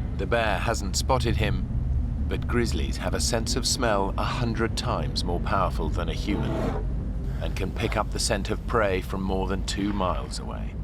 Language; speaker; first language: English; native; English